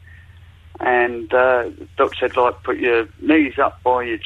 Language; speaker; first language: English; native; English